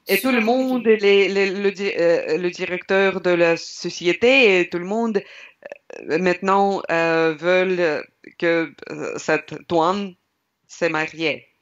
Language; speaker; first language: French; non-native, learner; Russian